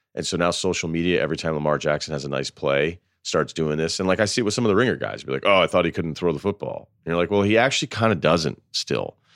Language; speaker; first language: English; native; English